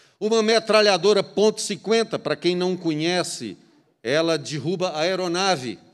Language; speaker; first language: Portuguese; native; Portuguese